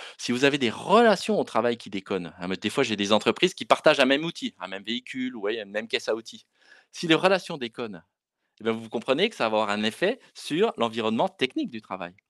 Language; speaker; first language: French; native; French